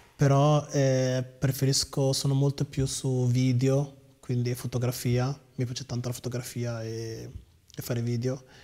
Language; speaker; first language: Italian; early bilingual, other home language; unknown